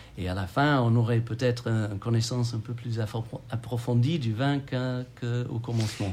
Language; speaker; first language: French; non-native, fluent; English